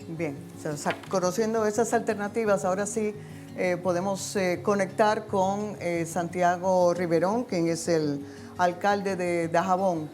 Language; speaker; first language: Spanish; native; Spanish